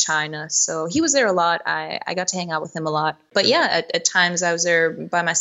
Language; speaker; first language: English; early bilingual, other home language; Spanish